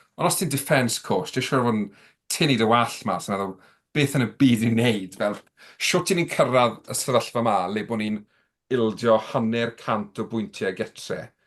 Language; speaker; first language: Welsh; native; Welsh